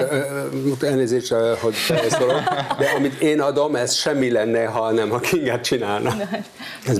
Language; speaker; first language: Hungarian; non-native, learner; French